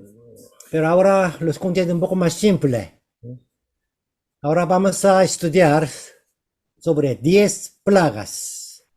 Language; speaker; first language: Spanish; non-native, fluent; Korean